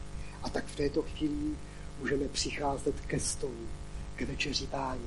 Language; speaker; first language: Czech; non-native, local second language; Polish